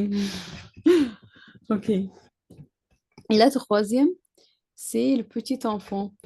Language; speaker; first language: French; non-native, learner; Arabic